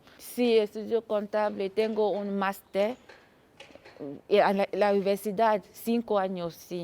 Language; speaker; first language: Spanish; non-native, learner; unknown